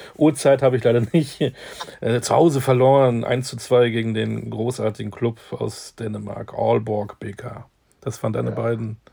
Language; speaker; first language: German; native; German